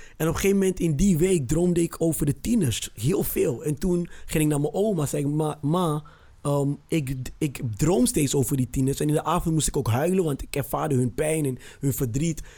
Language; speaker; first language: Dutch; early bilingual, other home language; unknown